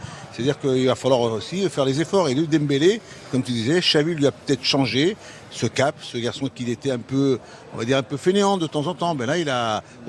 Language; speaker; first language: French; native; French